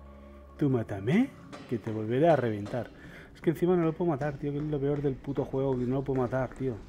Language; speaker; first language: Spanish; native; Spanish